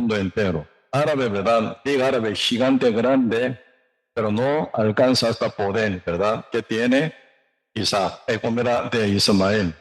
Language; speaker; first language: Spanish; non-native, learner; Korean